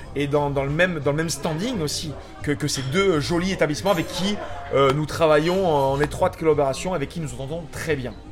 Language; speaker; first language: French; native; French